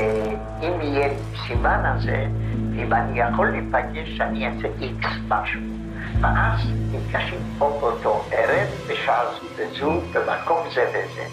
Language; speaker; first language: Hebrew; non-native, fluent; Polish